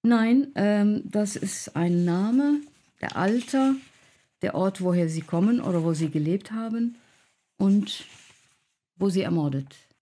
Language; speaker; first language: German; non-native, fluent; Arabic